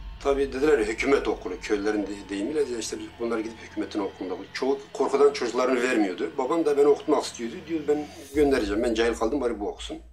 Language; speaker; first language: Turkish; non-native, local second language; Kurdish